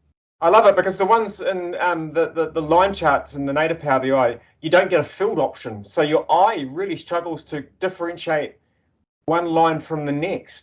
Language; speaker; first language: English; native; English